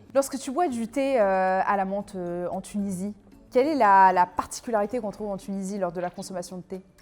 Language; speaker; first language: French; native; French